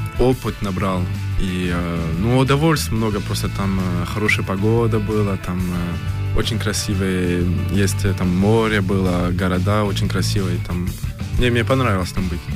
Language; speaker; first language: Russian; early bilingual, heritage; Russian